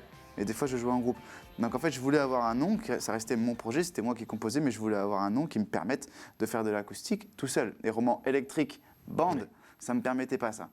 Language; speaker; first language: French; native; French